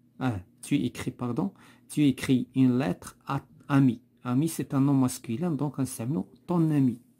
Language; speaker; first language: French; non-native, local second language; Arabic